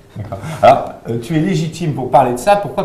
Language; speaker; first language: French; native; French